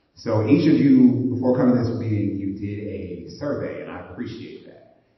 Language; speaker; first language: English; native; English